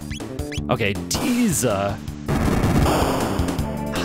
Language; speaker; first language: German; non-native, fluent; English